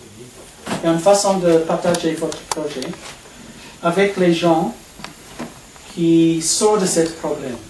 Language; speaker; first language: French; non-native, learner; English